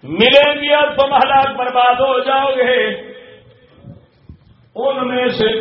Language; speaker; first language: Urdu; non-native, local second language; Punjabi